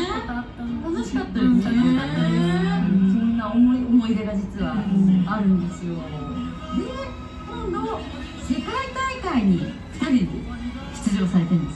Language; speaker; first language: Japanese; native; Japanese